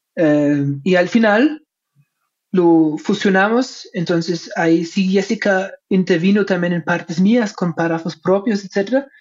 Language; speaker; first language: Spanish; non-native, fluent; German